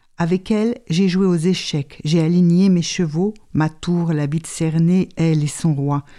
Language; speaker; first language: French; native; French